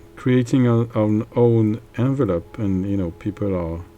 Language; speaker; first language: English; non-native, fluent; French